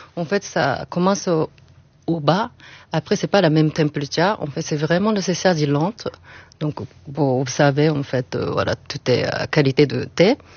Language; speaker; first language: French; non-native, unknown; Japanese